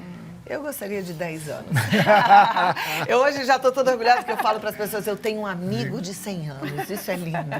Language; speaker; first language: Portuguese; native; Portuguese